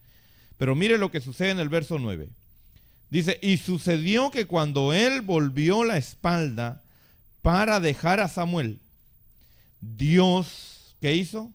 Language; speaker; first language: Spanish; native; Spanish